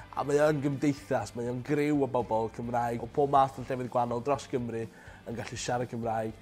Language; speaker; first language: Welsh; native; Welsh